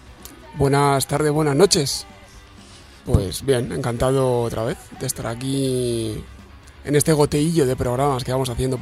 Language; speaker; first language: Spanish; native; Spanish